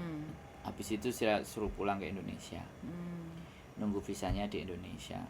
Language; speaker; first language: Indonesian; non-native, local second language; Javanese